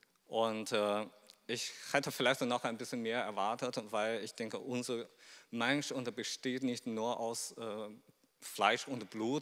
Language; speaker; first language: German; non-native, fluent; Chinese